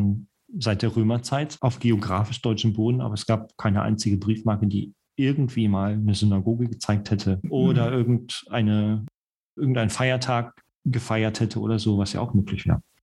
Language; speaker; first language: German; native; German